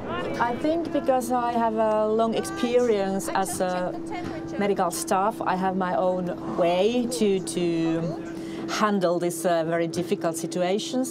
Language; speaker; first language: English; non-native, learner; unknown